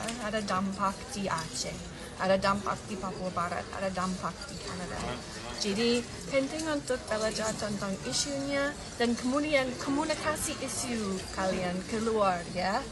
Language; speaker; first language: Indonesian; non-native, learner; English